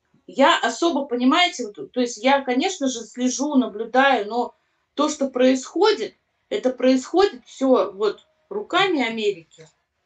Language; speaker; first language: Russian; native; Russian